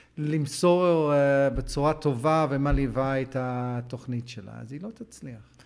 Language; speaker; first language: Hebrew; non-native, fluent; English